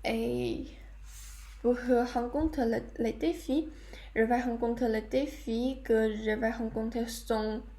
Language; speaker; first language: French; non-native, learner; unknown